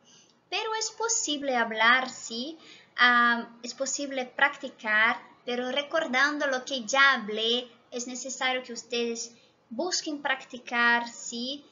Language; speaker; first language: Spanish; non-native, fluent; Portuguese